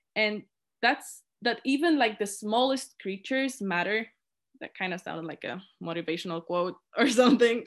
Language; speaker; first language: English; non-native, fluent; Polish